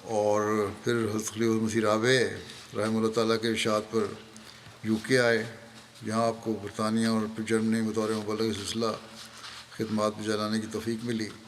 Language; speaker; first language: Urdu; native; Urdu